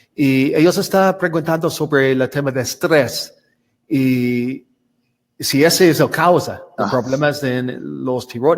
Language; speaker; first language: Spanish; non-native, learner; English